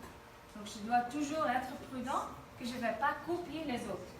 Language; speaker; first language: French; non-native, fluent; Dutch